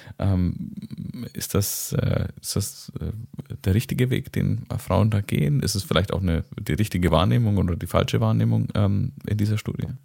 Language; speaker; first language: German; native; German